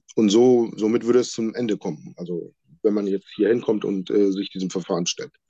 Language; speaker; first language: German; non-native, fluent; Sinhala